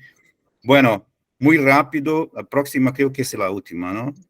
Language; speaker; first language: Spanish; non-native, fluent; Portuguese